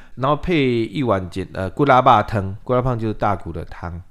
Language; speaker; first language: Chinese; non-native, local second language; Min Nan Chinese